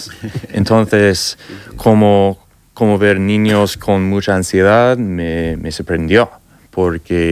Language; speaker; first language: Spanish; non-native, learner; English